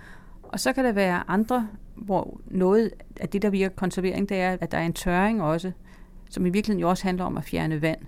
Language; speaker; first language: Danish; native; Danish